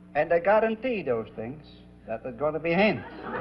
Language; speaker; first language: English; non-native, fluent; Dutch